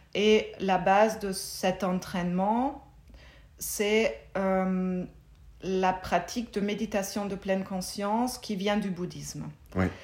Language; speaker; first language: French; non-native, fluent; German